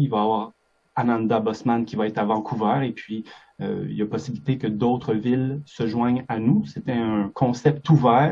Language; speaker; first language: French; native; French